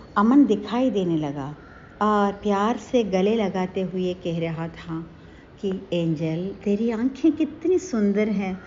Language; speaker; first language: Hindi; non-native, local second language; Telugu